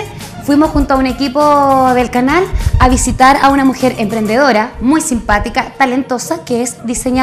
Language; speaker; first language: Spanish; native; Spanish